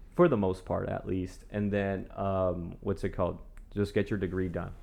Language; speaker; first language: English; early bilingual, other home language; Spanish